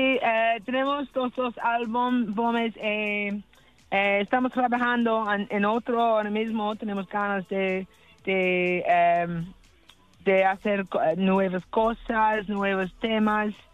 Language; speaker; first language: Spanish; non-native, learner; English